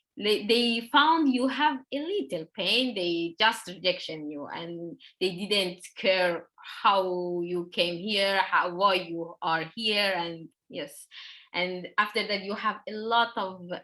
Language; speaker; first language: English; non-native, learner; Persian